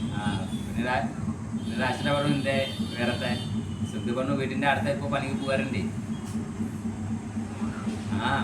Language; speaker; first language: Malayalam; non-native, fluent; Bangla